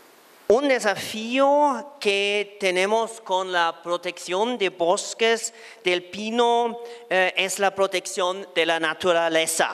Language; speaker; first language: Spanish; non-native, fluent; German